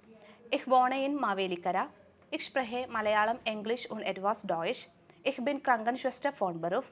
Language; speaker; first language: German; non-native, learner; Malayalam